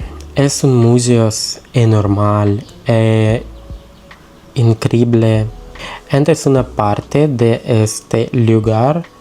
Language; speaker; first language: Spanish; non-native, learner; Russian